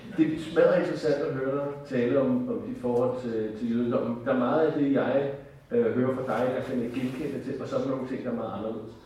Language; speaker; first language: Danish; native; Danish